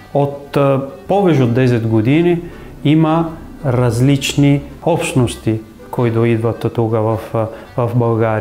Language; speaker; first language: Bulgarian; non-native, fluent; Italian